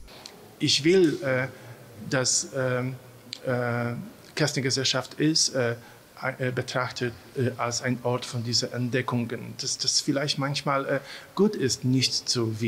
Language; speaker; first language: German; non-native, fluent; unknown